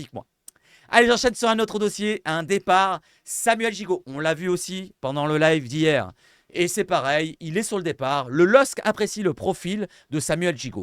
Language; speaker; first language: French; native; French